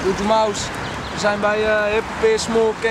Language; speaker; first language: Dutch; native; Dutch